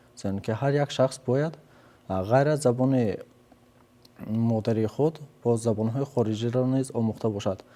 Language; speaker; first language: Tajik; native; Tajik